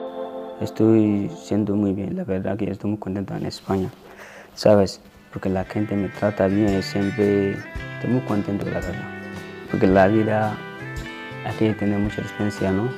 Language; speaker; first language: Spanish; non-native, learner; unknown